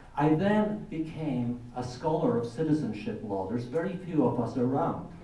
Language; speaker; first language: English; native; English